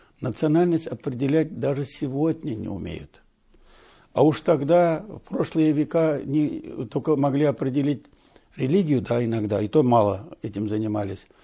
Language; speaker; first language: Russian; non-native, local second language; Tatar